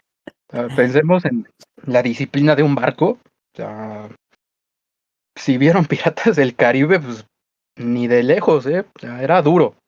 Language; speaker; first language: Spanish; native; Spanish